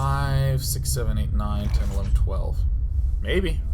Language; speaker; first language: English; native; English